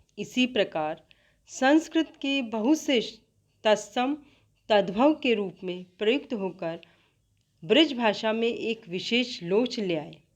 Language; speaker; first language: Hindi; native; Hindi